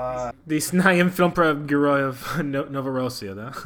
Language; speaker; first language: Russian; non-native, learner; English